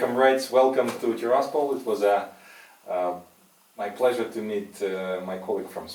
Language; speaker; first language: English; non-native, fluent; Russian